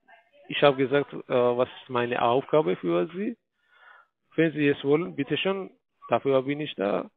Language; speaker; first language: German; non-native, fluent; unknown